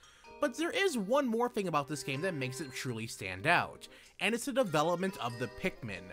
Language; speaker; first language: English; native; English